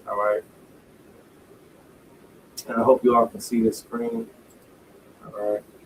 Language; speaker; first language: English; native; English